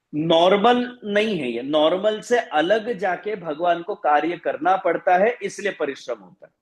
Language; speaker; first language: Hindi; non-native, local second language; Gujarati